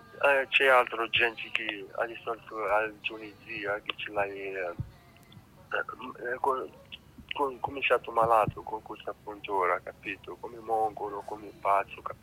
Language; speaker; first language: Italian; non-native, learner; Arabic